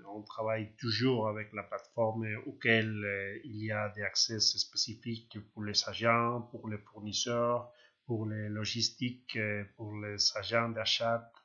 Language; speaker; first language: French; non-native, learner; Spanish